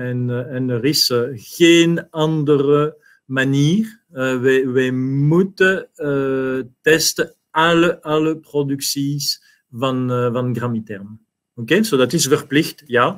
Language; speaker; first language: Dutch; non-native, learner; French